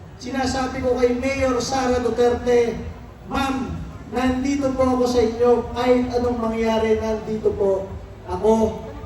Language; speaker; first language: Filipino; native; Filipino